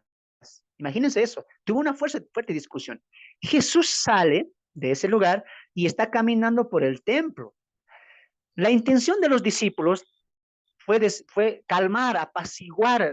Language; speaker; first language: Spanish; native; Spanish